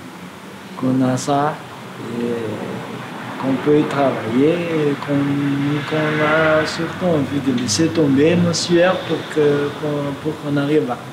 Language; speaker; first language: French; non-native, local second language; Malagasy